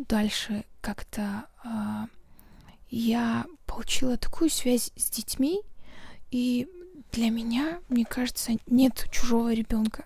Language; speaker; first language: Russian; non-native, local second language; Kazakh